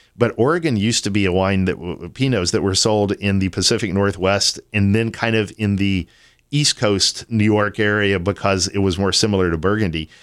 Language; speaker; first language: English; native; English